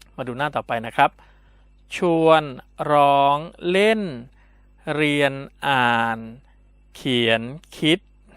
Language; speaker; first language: Thai; native; Thai